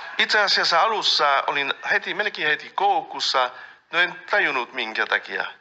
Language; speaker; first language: Finnish; non-native, fluent; French